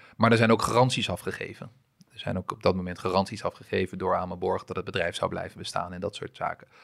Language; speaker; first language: Dutch; early bilingual, other home language; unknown